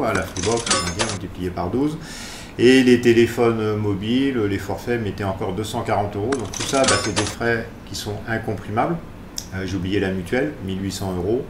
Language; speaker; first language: French; native; French